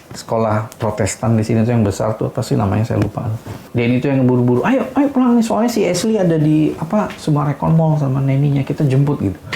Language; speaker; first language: Indonesian; native; Indonesian